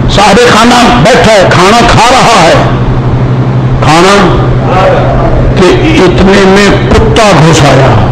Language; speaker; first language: Urdu; non-native, local second language; Punjabi